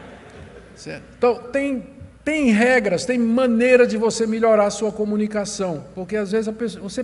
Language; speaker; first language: Portuguese; native; Portuguese